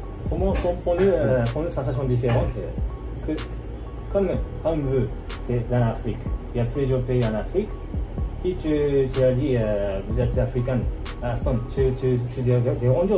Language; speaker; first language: French; non-native, learner; Japanese